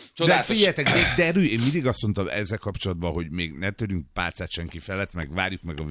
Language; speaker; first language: Hungarian; native; Hungarian